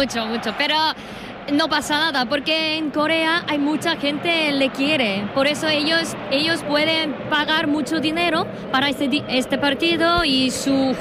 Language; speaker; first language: Spanish; non-native, learner; Korean